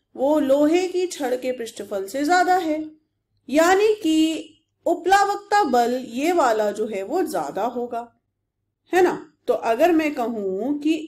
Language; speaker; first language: Hindi; native; Hindi